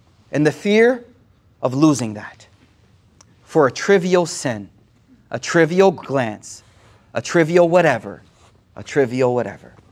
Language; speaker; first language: English; native; English